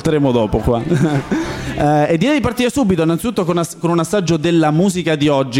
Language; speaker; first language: Italian; native; Italian